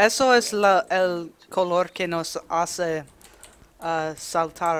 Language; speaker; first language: Spanish; non-native, learner; English